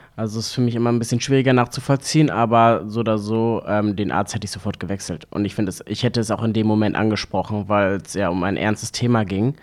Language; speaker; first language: German; native; German